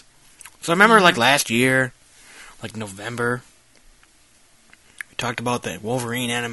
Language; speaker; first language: English; native; English